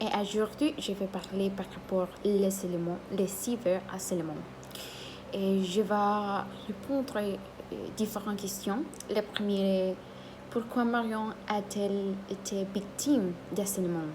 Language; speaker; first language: French; non-native, learner; Spanish